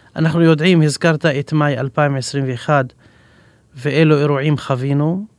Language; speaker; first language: Hebrew; non-native, local second language; Arabic